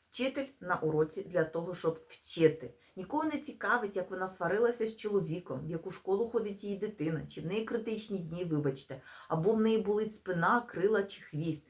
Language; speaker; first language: Ukrainian; non-native, local second language; Russian